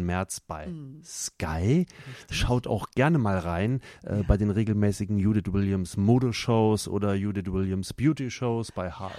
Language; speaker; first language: German; native; German